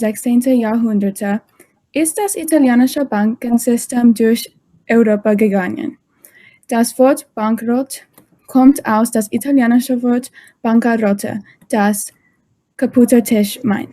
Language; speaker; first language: German; non-native, learner; English